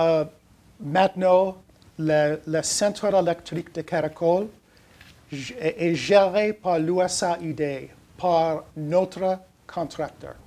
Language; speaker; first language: French; non-native, learner; English